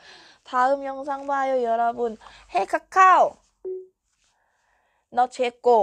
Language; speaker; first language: Korean; non-native, fluent; Thai